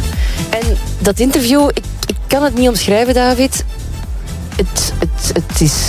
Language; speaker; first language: Dutch; native; Dutch